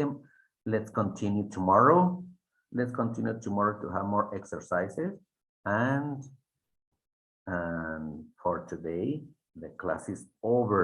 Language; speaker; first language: English; non-native, fluent; Spanish